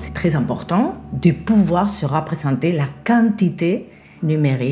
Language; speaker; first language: French; non-native, fluent; Spanish